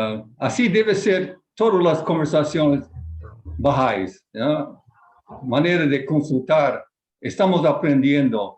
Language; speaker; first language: Spanish; non-native, fluent; Japanese